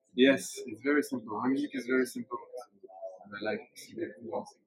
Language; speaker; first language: English; non-native, learner; French